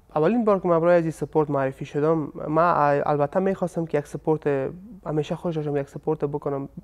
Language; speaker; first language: Persian; native; Persian